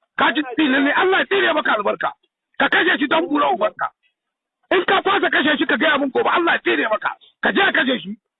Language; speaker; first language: Hausa; native; Hausa